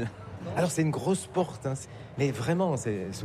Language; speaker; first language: French; native; French